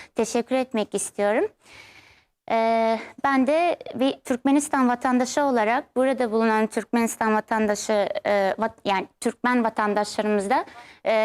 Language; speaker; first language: Turkish; non-native, fluent; Turkmen